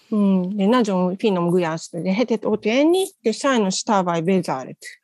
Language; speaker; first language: Hungarian; non-native, learner; Japanese